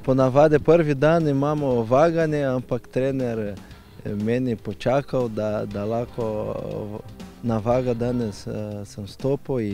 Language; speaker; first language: Slovenian; non-native, learner; Portuguese